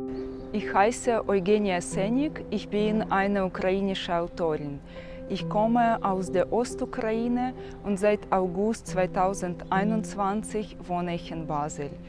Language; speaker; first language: German; non-native, fluent; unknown